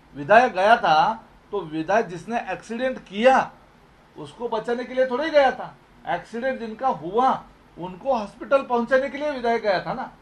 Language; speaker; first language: Hindi; non-native, local second language; Marathi